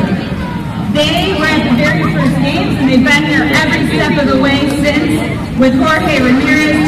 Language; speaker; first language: English; native; English